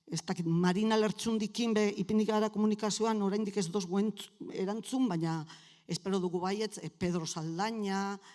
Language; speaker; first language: Basque; native; Basque